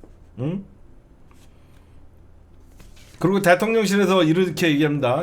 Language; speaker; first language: Korean; native; Korean